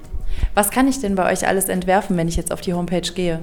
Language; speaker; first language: German; native; German